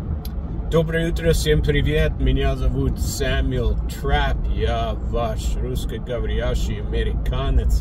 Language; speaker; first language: Russian; non-native, learner; English